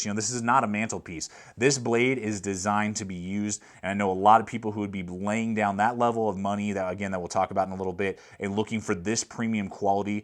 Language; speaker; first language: English; native; English